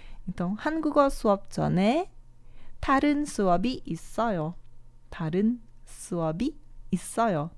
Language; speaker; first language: Korean; non-native, fluent; Portuguese